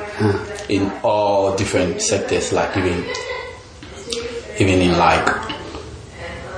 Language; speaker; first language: English; non-native, local second language; Ga